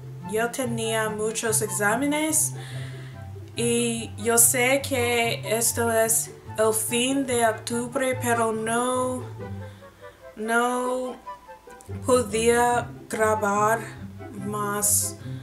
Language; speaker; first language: Spanish; non-native, learner; English